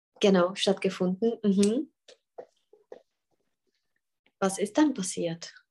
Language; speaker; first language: German; non-native, fluent; Czech